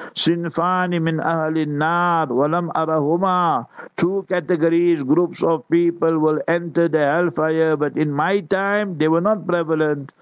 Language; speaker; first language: English; native; English